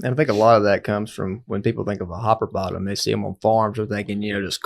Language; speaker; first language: English; native; English